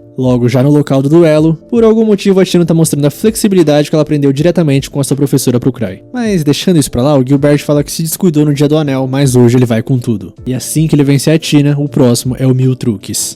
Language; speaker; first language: Portuguese; native; Portuguese